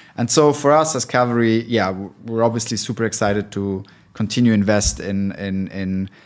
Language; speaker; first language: English; non-native, fluent; German